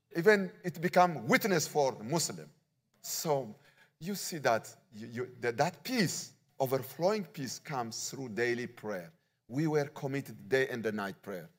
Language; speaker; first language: English; non-native, learner; Amharic